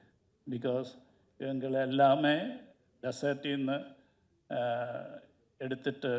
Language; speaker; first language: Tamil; non-native, learner; Malayalam